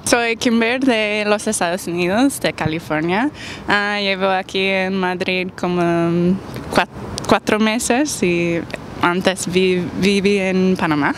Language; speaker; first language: Spanish; non-native, learner; English